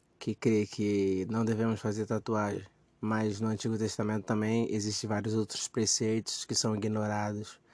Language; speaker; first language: Portuguese; native; Portuguese